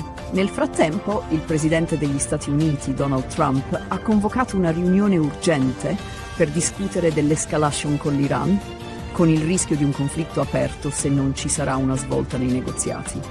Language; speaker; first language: Italian; native; Italian